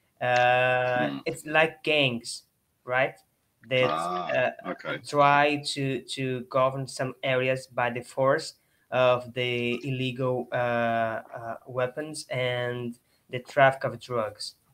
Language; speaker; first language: English; non-native, learner; Portuguese